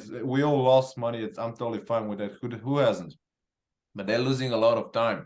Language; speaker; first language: English; non-native, fluent; Bulgarian